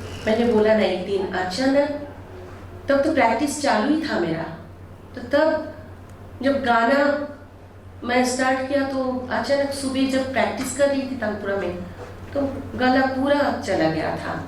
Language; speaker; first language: Hindi; non-native, local second language; Bangla